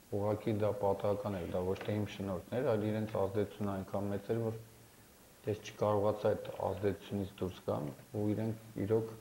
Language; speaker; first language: Armenian; native; Armenian